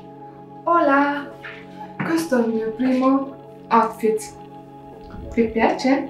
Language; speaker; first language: Italian; non-native, learner; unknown